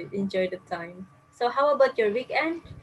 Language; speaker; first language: English; non-native, fluent; Indonesian